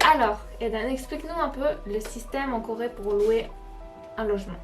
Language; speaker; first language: French; native; French